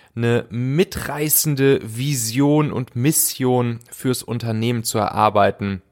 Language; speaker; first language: German; native; German